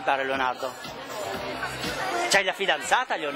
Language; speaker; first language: Italian; native; Italian